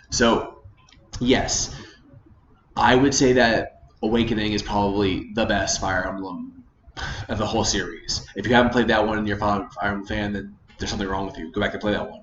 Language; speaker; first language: English; native; English